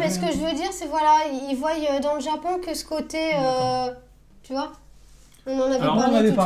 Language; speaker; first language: French; native; French